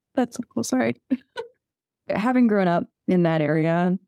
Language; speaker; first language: English; native; English